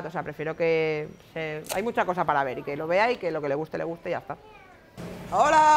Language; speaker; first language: Spanish; native; Spanish